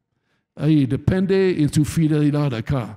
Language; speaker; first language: Spanish; non-native, fluent; English